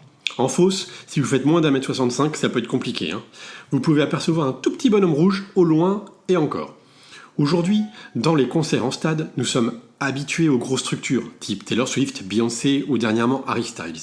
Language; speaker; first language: French; native; French